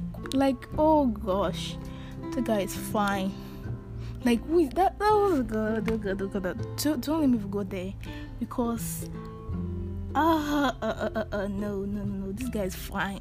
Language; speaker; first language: English; non-native, local second language; Yoruba